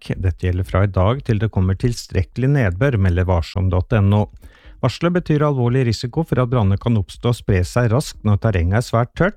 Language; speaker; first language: Norwegian; native; Norwegian